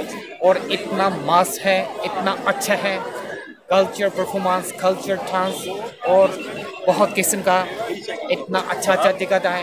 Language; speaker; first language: Hindi; non-native, local second language; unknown